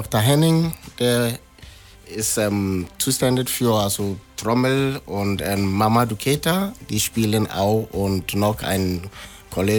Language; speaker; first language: German; non-native, learner; Akan